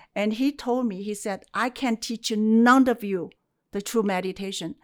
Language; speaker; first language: English; non-native, fluent; Chinese